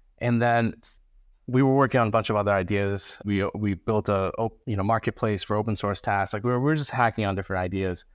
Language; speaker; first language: English; early bilingual, other home language; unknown